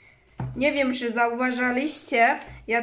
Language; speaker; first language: Polish; non-native, learner; Chinese